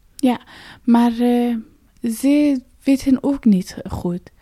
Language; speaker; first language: Dutch; non-native, fluent; Persian